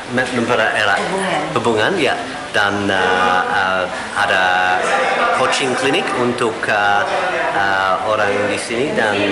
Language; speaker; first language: Indonesian; non-native, fluent; English